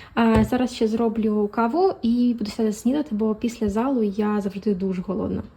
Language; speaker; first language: Ukrainian; non-native, local second language; Russian